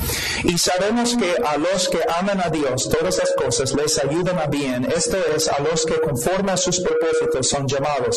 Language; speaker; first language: Spanish; non-native, fluent; English